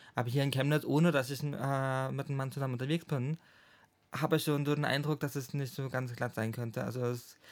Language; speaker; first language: German; native; German